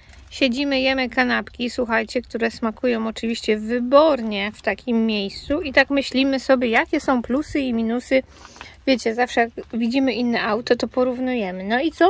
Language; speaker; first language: Polish; native; Polish